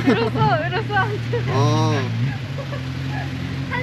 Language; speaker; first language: Korean; non-native, learner; Japanese